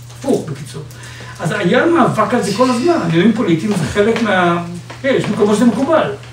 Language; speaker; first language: Hebrew; native; Hebrew